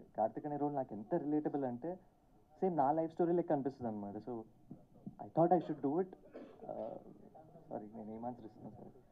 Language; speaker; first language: Telugu; native; Telugu